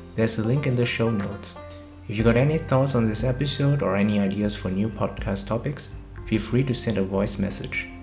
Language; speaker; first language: English; non-native, fluent; German